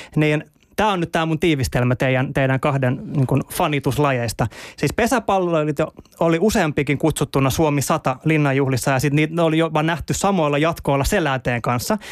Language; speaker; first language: Finnish; native; Finnish